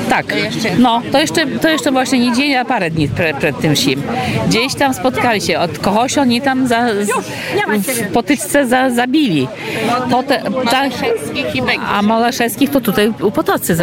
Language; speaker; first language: Polish; non-native, local second language; Belarusian